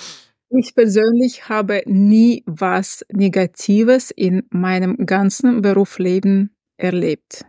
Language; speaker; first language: German; non-native, fluent; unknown